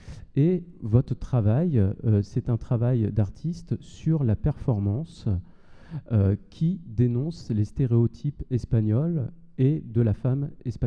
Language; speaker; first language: French; native; French